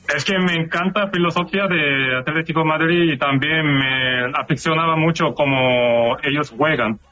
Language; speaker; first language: Spanish; non-native, learner; Korean